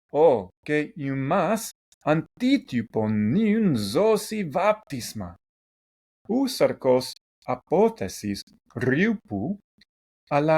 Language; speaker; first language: Greek; non-native, learner; English